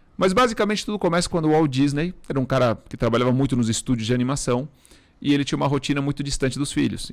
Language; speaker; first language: Portuguese; early bilingual, other home language; Spanish